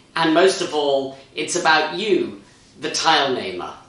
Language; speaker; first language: English; native; English